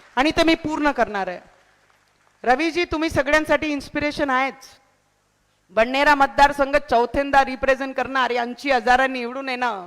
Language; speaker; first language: Marathi; non-native, local second language; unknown